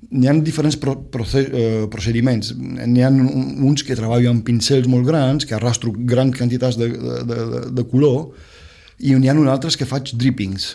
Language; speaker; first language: Catalan; non-native, fluent; Romanian